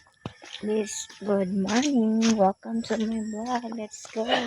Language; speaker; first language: English; non-native, local second language; Filipino